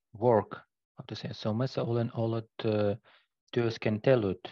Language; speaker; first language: Finnish; non-native, learner; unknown